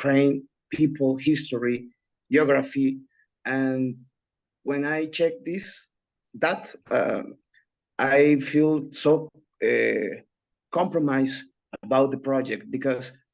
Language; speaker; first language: English; non-native, learner; Spanish